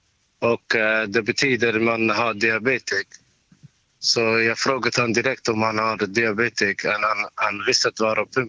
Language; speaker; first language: Swedish; non-native, fluent; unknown